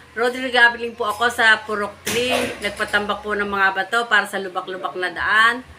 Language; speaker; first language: Filipino; native; Filipino